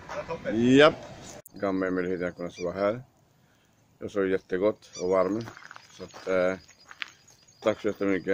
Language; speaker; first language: Swedish; non-native, learner; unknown